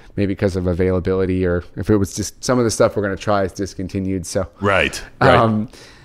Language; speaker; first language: English; native; English